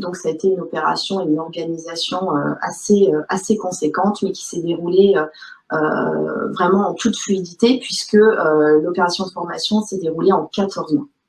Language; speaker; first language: French; native; French